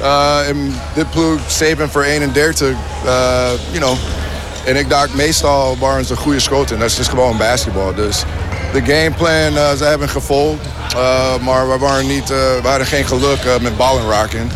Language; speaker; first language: Dutch; non-native, learner; English